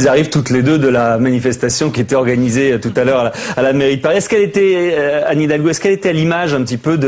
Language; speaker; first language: French; native; French